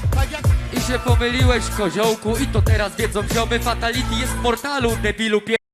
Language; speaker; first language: Polish; native; Polish